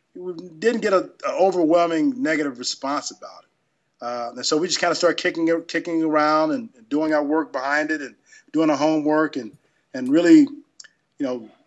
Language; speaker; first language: English; native; English